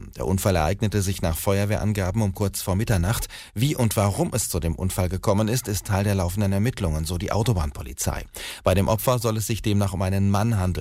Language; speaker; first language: German; native; German